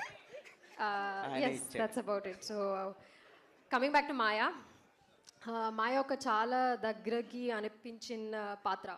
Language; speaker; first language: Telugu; non-native, learner; Malayalam